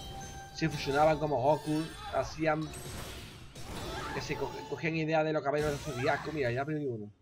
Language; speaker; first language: Spanish; native; Spanish